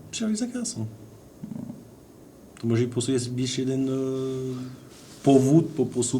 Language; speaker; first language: Polish; non-native, fluent; French